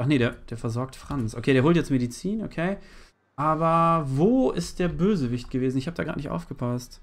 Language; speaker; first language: German; native; German